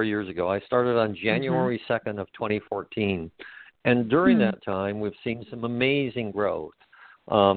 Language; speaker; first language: English; native; English